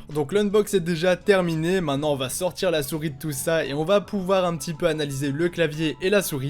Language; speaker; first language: French; native; French